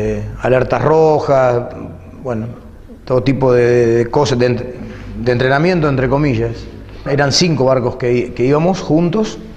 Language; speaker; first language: Spanish; native; Spanish